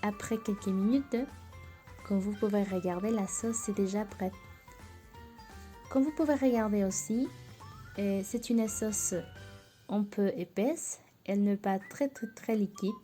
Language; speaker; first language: French; non-native, fluent; Spanish